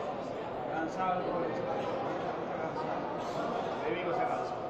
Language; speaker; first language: Spanish; native; Spanish